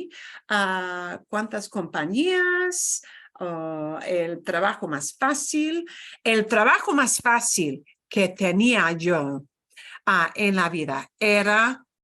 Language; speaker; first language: Spanish; non-native, fluent; English